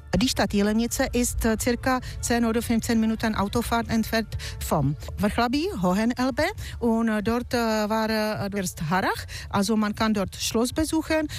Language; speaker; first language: German; non-native, fluent; Czech